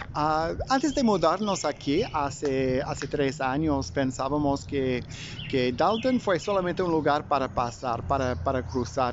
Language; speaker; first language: Spanish; non-native, fluent; English